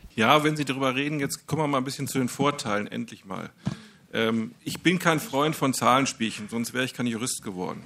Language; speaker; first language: German; native; German